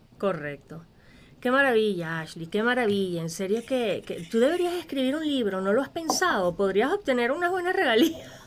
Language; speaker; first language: Spanish; native; Spanish